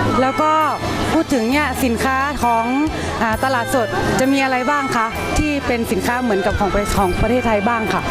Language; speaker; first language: Thai; native; Thai